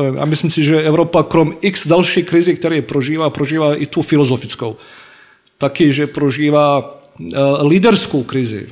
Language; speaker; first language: Czech; non-native, fluent; Bosnian